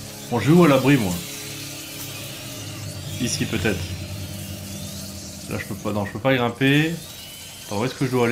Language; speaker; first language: French; native; French